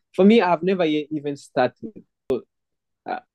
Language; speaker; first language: English; non-native, local second language; Kinyarwanda